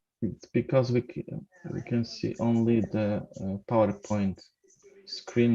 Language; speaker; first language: English; non-native, fluent; Polish